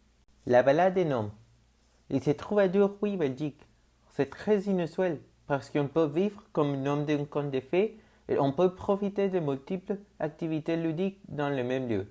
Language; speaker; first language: French; non-native, learner; Spanish